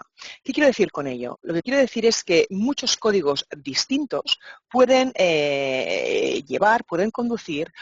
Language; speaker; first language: Spanish; native; Spanish